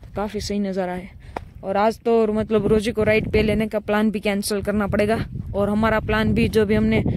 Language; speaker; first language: Hindi; non-native, local second language; Gujarati